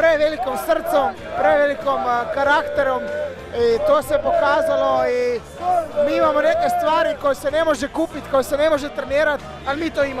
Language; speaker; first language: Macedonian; non-native, learner; Croatian